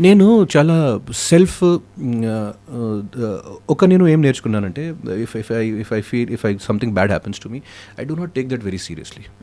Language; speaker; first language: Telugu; non-native, fluent; Hindi